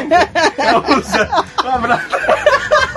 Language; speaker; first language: Portuguese; native; Portuguese